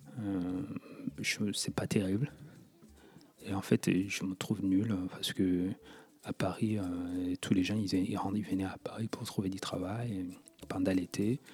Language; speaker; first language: French; non-native, local second language; Kinyarwanda